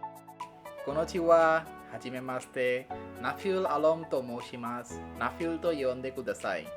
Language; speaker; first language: Japanese; non-native, learner; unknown